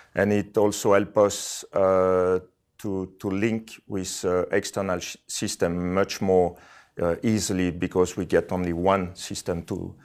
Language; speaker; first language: English; non-native, fluent; French